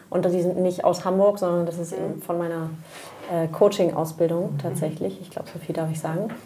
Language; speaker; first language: German; native; German